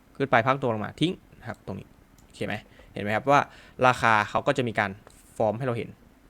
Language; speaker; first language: Thai; native; Thai